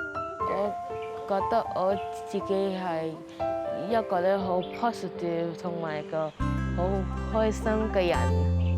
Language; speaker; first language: Cantonese; early bilingual, other home language; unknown